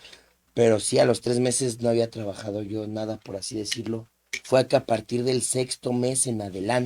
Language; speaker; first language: Spanish; native; Spanish